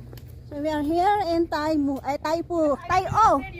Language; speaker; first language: English; non-native, learner; Filipino